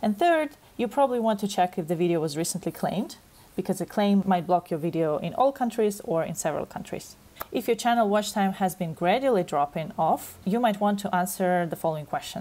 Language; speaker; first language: English; non-native, fluent; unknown